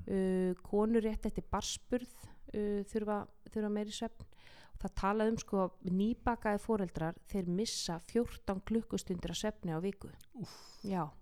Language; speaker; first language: Icelandic; native; Icelandic